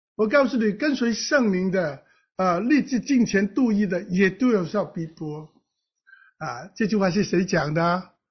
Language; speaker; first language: Chinese; non-native, local second language; Cantonese